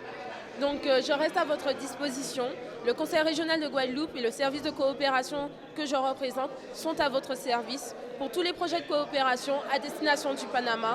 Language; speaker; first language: French; native; French